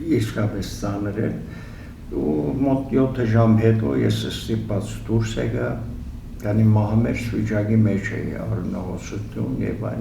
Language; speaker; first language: Armenian; early bilingual, heritage; Armenian